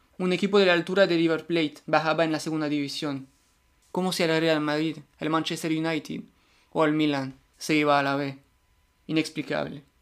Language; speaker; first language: Spanish; non-native, fluent; French